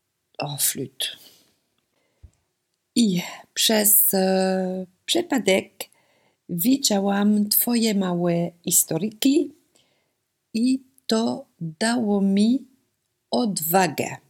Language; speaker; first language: Polish; non-native, learner; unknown